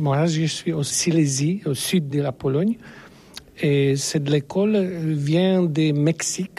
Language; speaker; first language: French; non-native, learner; Polish